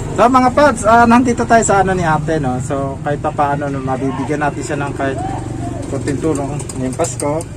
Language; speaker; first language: Filipino; native; Filipino